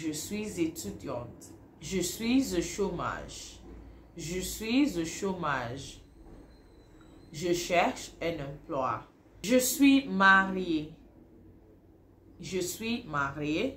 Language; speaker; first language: French; non-native, fluent; Igbo